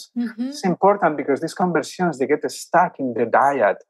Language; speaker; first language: English; non-native, fluent; Spanish